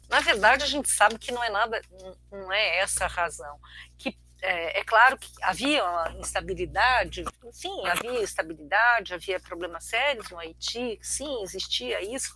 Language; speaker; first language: Portuguese; early bilingual, other home language; Armenian